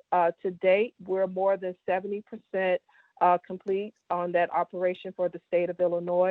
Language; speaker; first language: English; native; English